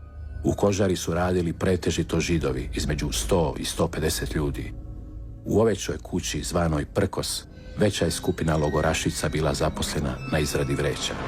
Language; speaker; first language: Croatian; native; Croatian